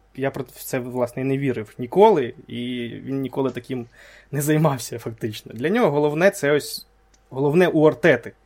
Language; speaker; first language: Ukrainian; native; Ukrainian